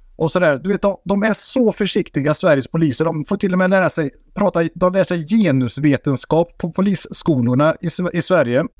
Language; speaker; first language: Swedish; native; Swedish